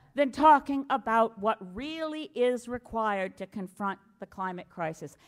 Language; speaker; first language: English; native; English